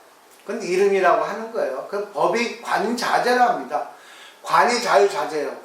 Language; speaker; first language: Korean; native; Korean